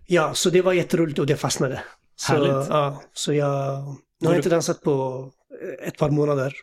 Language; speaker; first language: Swedish; early bilingual, other home language; Assyrian Neo-Aramaic